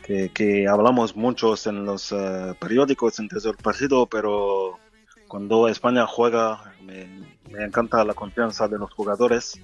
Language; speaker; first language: Spanish; non-native, fluent; French